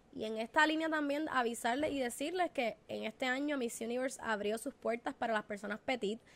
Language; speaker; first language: Spanish; native; Spanish